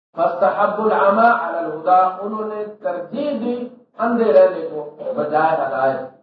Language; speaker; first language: Urdu; non-native, local second language; Punjabi